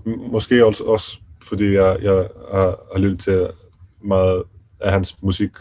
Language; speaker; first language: Danish; early bilingual, other home language; Icelandic